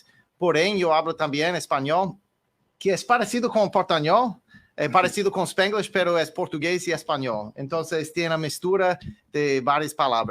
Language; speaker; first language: Portuguese; non-native, fluent; English